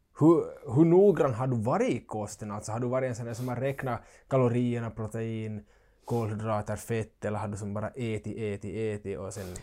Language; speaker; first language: Swedish; native; Swedish